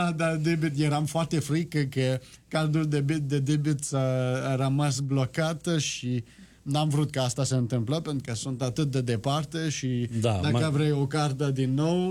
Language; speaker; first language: Romanian; non-native, learner; French